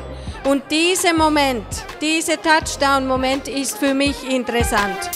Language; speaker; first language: German; non-native, fluent; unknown